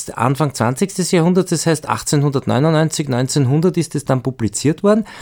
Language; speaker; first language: German; native; German